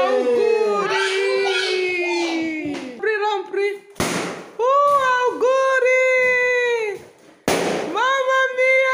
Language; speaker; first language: Italian; non-native, learner; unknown